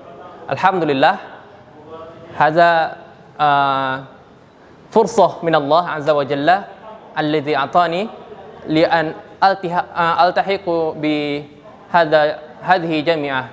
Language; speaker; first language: Arabic; non-native, learner; Indonesian